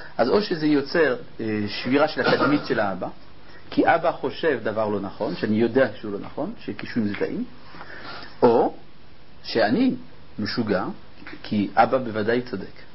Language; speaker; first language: Hebrew; native; Hebrew